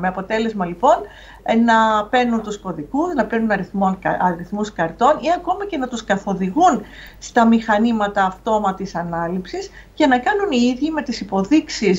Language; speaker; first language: Greek; native; Greek